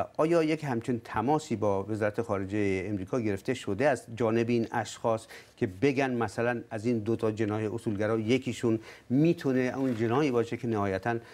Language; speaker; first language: Persian; native; Persian